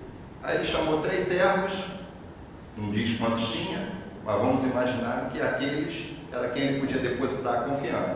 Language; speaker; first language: Portuguese; native; Portuguese